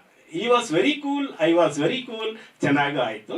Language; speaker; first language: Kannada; non-native, fluent; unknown